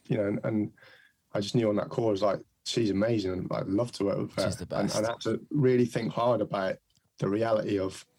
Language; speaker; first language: English; native; English